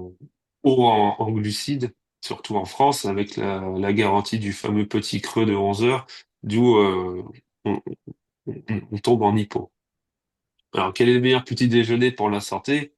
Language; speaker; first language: French; native; French